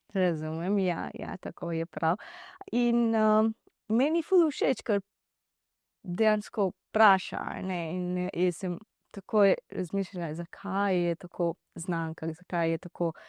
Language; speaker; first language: Slovenian; non-native, learner; Divehi